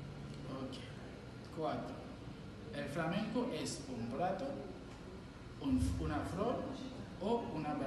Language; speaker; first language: Spanish; non-native, learner; French